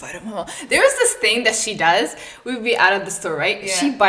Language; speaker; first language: English; non-native, fluent; Italian